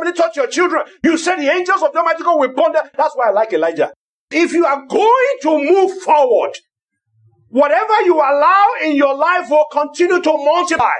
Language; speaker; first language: English; non-native, local second language; Yoruba